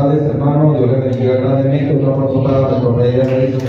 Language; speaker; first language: Spanish; native; Spanish